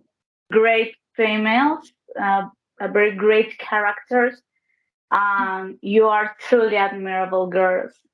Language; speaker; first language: English; non-native, learner; Spanish